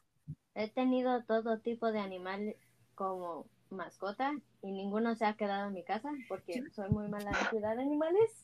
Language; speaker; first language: Spanish; early bilingual, heritage; Spanish